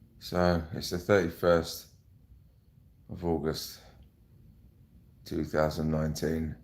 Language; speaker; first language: English; native; English